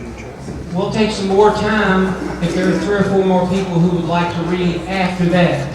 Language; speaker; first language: English; native; English